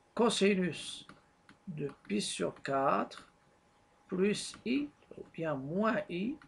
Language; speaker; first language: French; non-native, local second language; Arabic